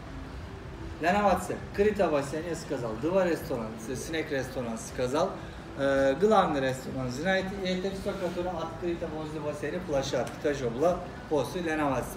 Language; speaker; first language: Russian; non-native, learner; Turkish